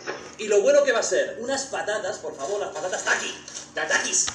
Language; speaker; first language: Spanish; native; Spanish